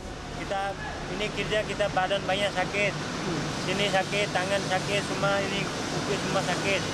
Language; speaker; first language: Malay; non-native, learner; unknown